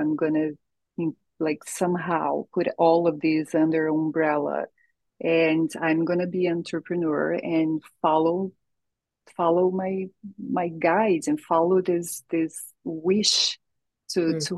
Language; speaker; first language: English; non-native, fluent; Portuguese